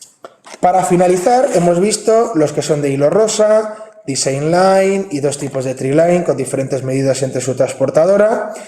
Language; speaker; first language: Spanish; native; Spanish